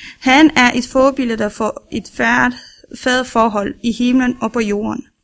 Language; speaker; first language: Danish; non-native, learner; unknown